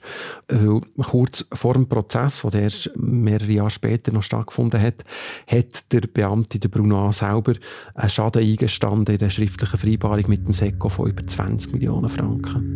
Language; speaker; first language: German; native; German